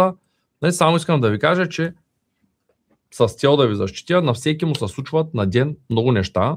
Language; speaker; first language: Bulgarian; native; Bulgarian